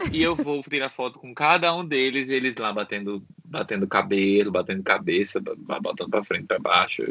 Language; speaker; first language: Portuguese; native; Portuguese